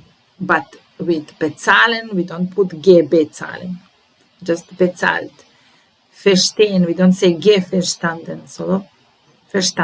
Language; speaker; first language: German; non-native, fluent; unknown